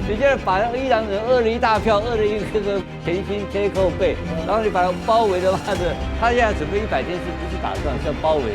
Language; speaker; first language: Chinese; native; Chinese